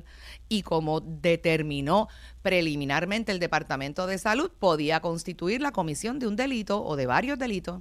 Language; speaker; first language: Spanish; native; Spanish